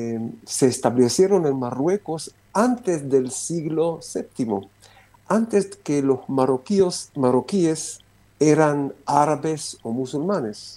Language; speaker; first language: Spanish; non-native, fluent; Romanian